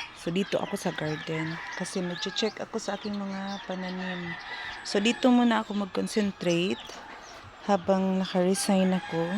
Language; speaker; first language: Filipino; non-native, local second language; Cebuano